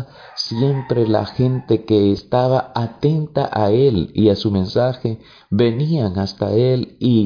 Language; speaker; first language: Spanish; native; Spanish